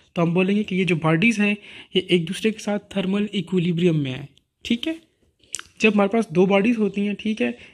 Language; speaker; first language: Urdu; non-native, local second language; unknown